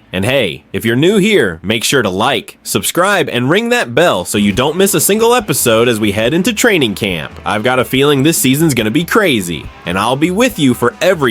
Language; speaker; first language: English; native; English